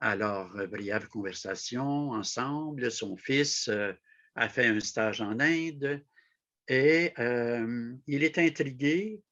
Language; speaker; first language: French; native; French